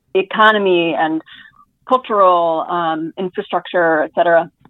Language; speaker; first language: English; native; English